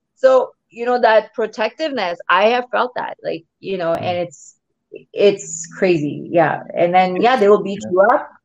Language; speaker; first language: English; non-native, local second language; Urdu